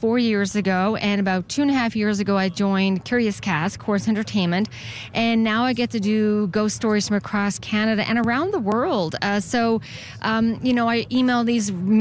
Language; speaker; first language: English; native; English